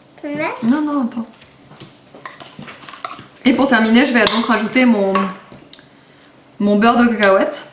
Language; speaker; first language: French; native; French